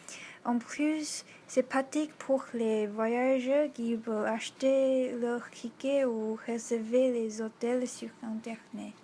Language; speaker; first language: French; non-native, learner; Chinese